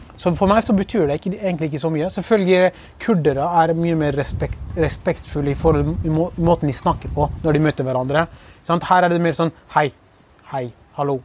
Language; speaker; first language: Norwegian; early bilingual, other home language; Kurdish